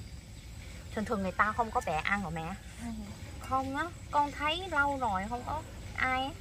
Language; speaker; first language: Vietnamese; non-native, learner; Thai